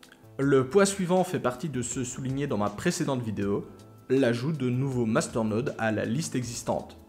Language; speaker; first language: French; native; French